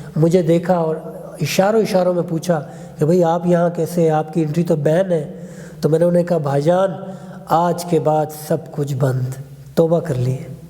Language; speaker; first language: Urdu; non-native, local second language; Pashto